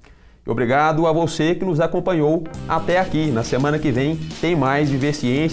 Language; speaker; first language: Portuguese; native; Portuguese